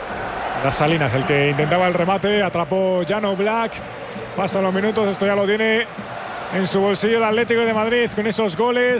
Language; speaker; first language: Spanish; native; Spanish